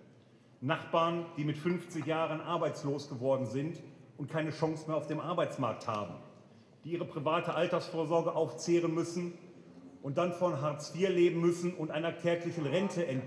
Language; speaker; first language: German; native; German